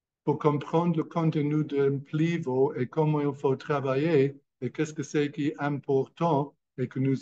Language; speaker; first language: French; non-native, fluent; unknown